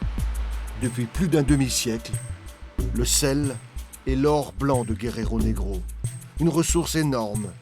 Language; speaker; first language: French; native; French